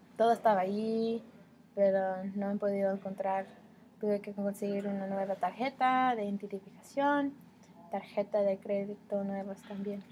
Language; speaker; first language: Spanish; non-native, learner; English